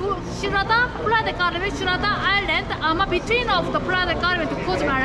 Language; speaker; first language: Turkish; non-native, learner; Korean